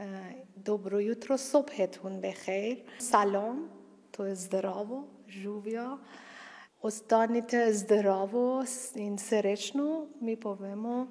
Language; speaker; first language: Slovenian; non-native, learner; Persian